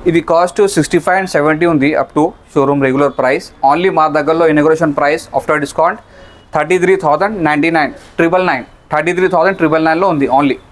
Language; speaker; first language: Telugu; non-native, local second language; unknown